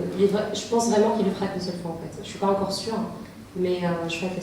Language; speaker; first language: French; native; French